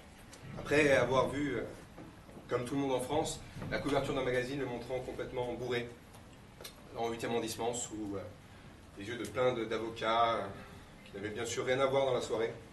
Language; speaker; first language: French; native; French